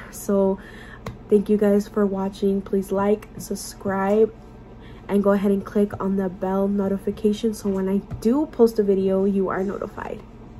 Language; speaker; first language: English; early bilingual, other home language; Spanish